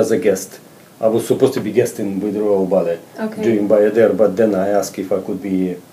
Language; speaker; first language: English; non-native, fluent; Russian